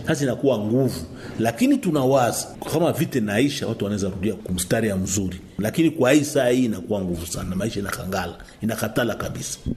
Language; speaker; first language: Swahili; non-native, local second language; Nande